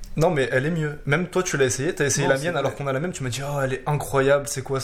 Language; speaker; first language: French; native; French